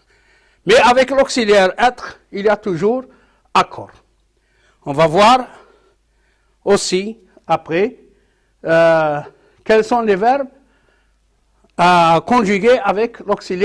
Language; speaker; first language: French; non-native, local second language; Arabic